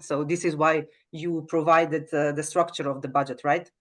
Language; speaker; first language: English; non-native, fluent; Slovenian